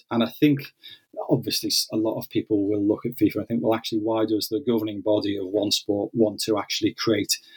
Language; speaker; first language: English; native; English